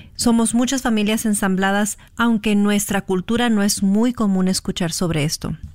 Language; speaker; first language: Spanish; early bilingual, heritage; Spanish